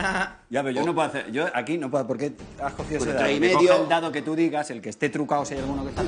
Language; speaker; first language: Spanish; native; Spanish